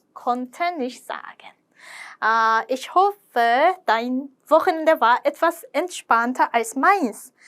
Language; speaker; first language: German; non-native, fluent; Korean